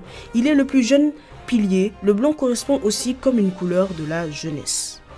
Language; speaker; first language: French; native; French